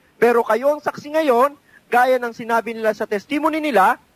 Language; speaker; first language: Filipino; native; Filipino